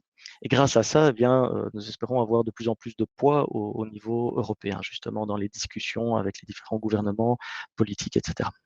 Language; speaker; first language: French; native; French